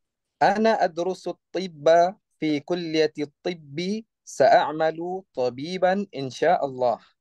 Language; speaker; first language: Arabic; non-native, learner; Indonesian